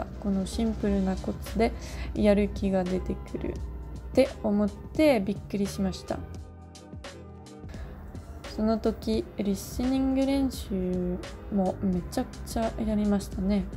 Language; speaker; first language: Japanese; non-native, learner; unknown